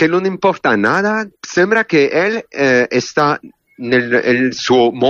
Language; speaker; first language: Spanish; non-native, learner; French